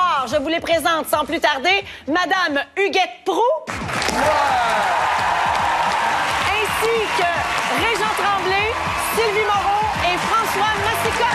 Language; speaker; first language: French; native; French